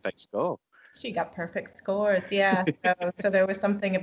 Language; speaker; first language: English; native; English